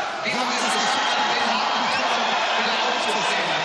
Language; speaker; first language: German; native; German